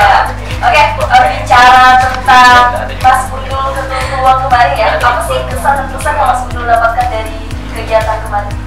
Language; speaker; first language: Indonesian; native; Indonesian